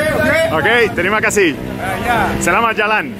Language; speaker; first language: Indonesian; non-native, learner; Spanish